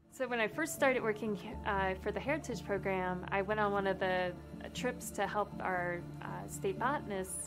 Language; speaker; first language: English; native; English